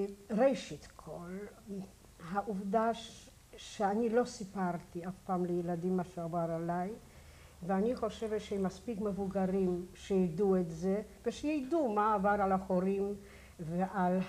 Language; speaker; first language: Hebrew; non-native, fluent; Polish